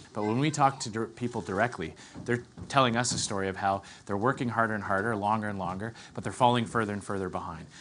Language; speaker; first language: English; native; English